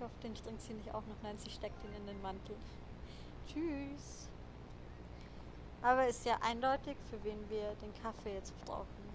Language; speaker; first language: German; native; German